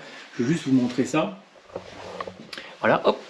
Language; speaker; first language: French; native; French